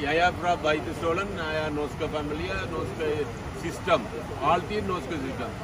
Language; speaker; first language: Norwegian; non-native, learner; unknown